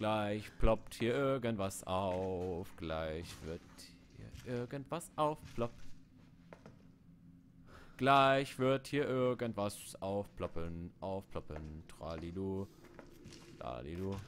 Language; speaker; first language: German; native; German